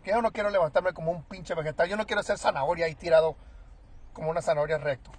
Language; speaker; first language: Spanish; early bilingual, other home language; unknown